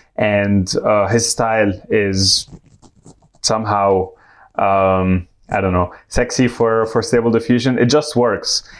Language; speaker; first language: English; non-native, fluent; Arabic